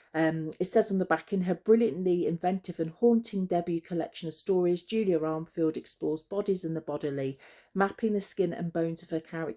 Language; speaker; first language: English; native; English